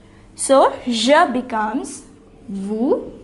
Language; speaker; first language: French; non-native, fluent; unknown